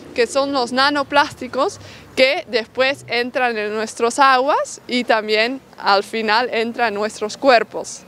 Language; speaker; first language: Spanish; non-native, fluent; Dutch